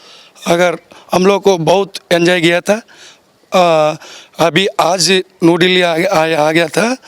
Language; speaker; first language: Hindi; non-native, local second language; Telugu